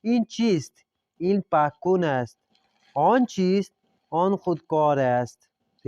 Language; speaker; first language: Persian; non-native, fluent; Urdu